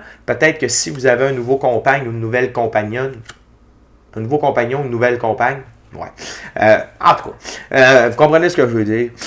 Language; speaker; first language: French; native; French